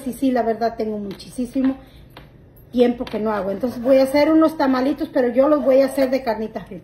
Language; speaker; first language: Spanish; native; Spanish